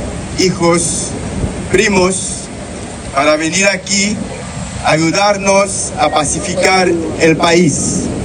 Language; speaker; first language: Spanish; non-native, fluent; Haitian Creole